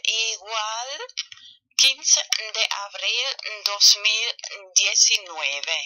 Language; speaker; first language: Spanish; non-native, fluent; German